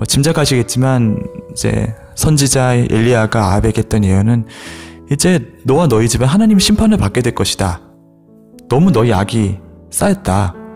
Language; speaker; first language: Korean; native; Korean